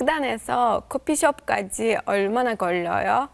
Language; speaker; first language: Korean; non-native, learner; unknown